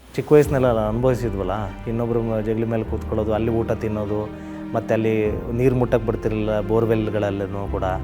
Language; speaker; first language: Kannada; native; Kannada